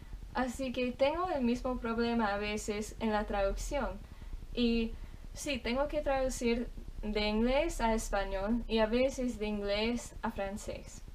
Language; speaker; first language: Spanish; non-native, fluent; English